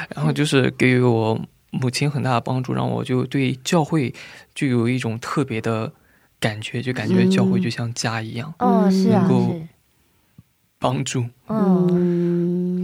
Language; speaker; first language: Chinese; native; Chinese